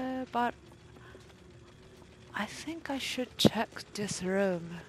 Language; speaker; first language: English; non-native, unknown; Japanese